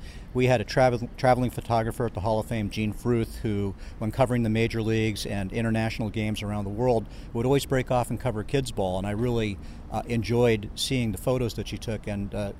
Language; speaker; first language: English; native; English